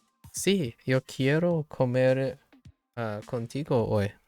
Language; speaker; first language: Spanish; non-native, learner; English